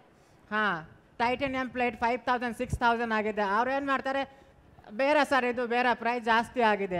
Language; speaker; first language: Kannada; non-native, local second language; Hindi